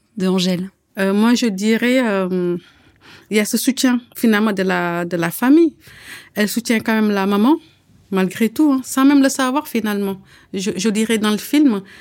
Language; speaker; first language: French; early bilingual, other home language; Wolof